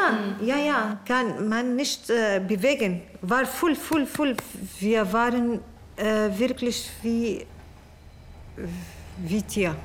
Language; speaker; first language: German; non-native, learner; Arabic